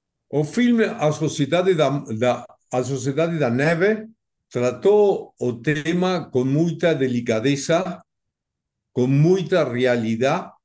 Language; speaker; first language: Portuguese; non-native, learner; Spanish